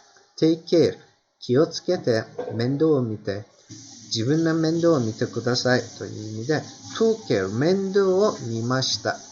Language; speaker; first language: Japanese; non-native, fluent; Turkish